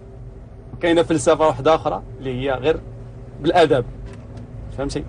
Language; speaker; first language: Arabic; native; Arabic